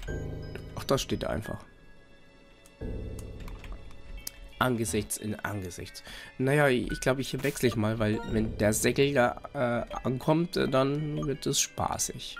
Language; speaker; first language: German; native; German